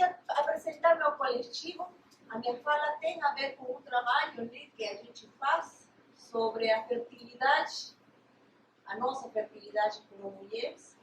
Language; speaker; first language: Portuguese; non-native, fluent; Spanish